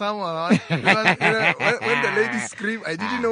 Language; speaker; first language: English; non-native, local second language; Northern Sotho